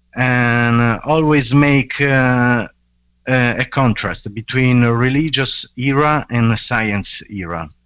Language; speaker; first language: English; non-native, fluent; Italian